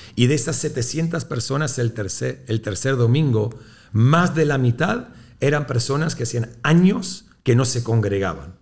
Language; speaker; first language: Spanish; early bilingual, heritage; Spanish